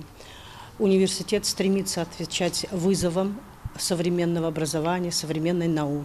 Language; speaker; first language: Russian; native; Russian